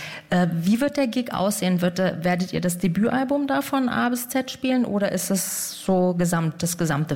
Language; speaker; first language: German; native; German